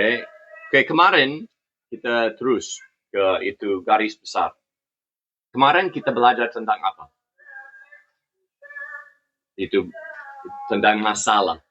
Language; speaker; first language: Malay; non-native, fluent; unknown